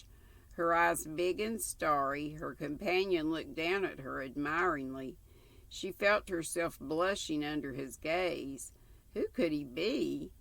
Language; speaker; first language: English; native; English